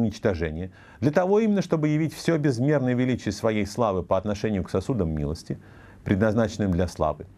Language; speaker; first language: Russian; native; Russian